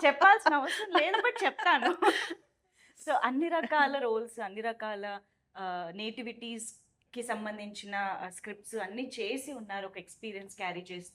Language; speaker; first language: Telugu; native; Telugu